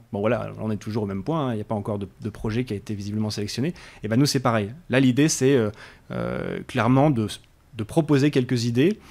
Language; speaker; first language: French; native; French